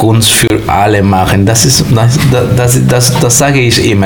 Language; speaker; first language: German; non-native, learner; Spanish